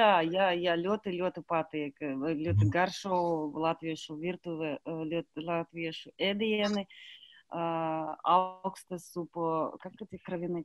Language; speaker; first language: Latvian; non-native, learner; Kazakh